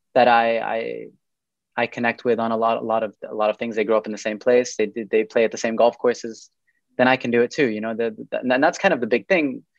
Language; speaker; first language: English; early bilingual, other home language; Arabic